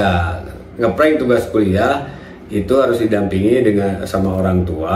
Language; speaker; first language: Indonesian; native; Indonesian